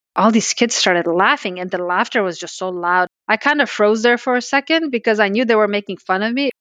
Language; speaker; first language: English; early bilingual, other home language; Pashto